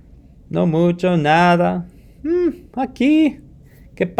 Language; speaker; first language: Spanish; non-native, fluent; English